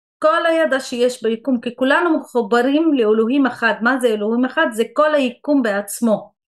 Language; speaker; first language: Hebrew; non-native, local second language; Arabic